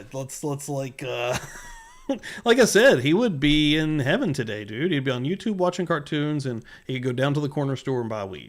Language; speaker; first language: English; native; English